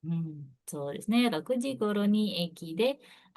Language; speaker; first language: Japanese; non-native, fluent; Indonesian